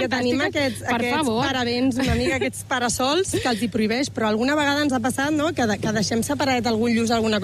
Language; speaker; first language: Catalan; native; Catalan